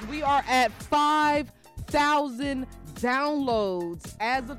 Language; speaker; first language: English; native; English